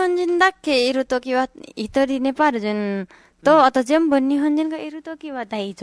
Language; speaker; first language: Japanese; non-native, learner; Nepali